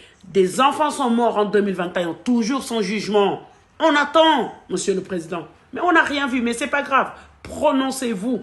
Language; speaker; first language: French; non-native, local second language; Wolof